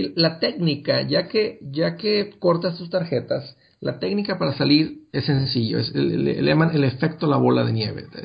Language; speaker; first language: Spanish; native; Spanish